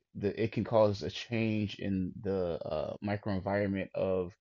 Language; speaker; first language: English; native; English